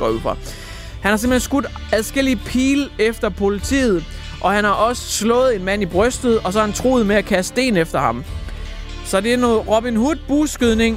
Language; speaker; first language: Danish; native; Danish